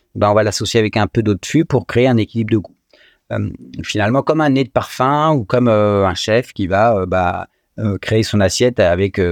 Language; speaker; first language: French; native; French